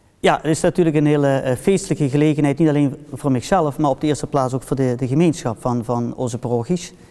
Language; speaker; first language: Dutch; early bilingual, heritage; Dutch